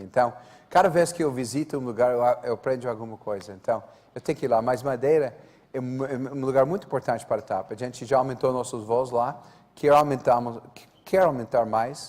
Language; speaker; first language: Portuguese; non-native, fluent; English